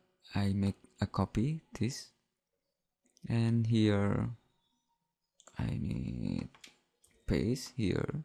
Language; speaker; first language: English; non-native, learner; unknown